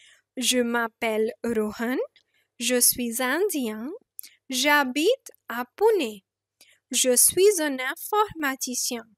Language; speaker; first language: French; non-native, fluent; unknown